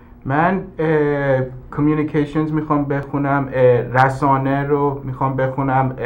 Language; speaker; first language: Persian; early bilingual, heritage; English